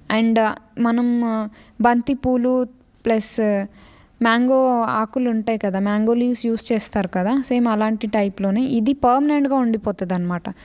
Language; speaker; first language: Telugu; non-native, local second language; Lambadi